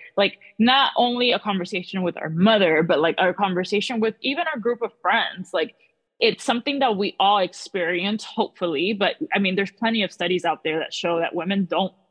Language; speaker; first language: English; early bilingual, other home language; Spanish